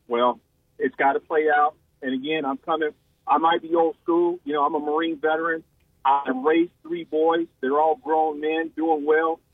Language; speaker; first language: English; native; English